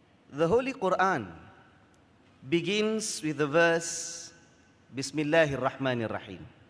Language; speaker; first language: English; non-native, local second language; Malay